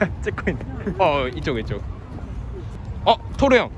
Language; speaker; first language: Korean; non-native, fluent; Russian